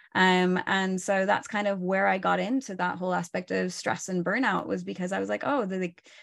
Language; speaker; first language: English; native; English